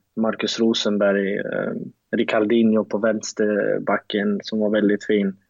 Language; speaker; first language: Swedish; early bilingual, other home language; German